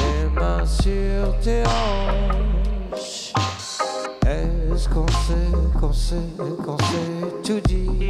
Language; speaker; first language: French; native; French